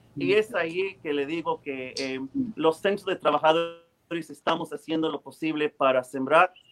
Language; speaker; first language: Spanish; early bilingual, heritage; Spanish